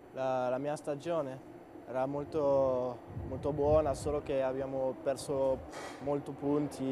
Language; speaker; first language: Italian; non-native, learner; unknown